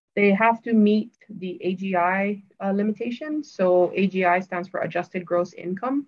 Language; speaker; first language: English; native; English